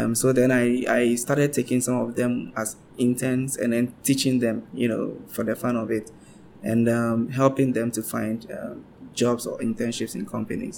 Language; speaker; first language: English; non-native, local second language; Ga